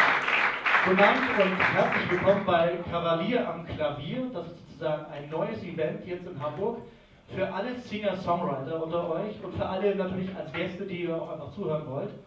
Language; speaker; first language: German; native; German